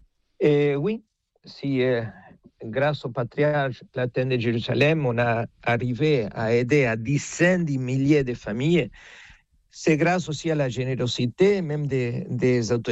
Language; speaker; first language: French; non-native, fluent; Spanish